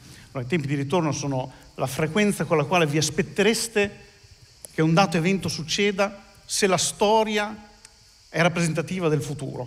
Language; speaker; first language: Italian; native; Italian